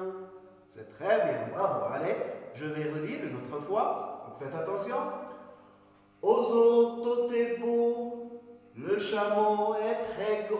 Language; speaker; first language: French; non-native, local second language; Arabic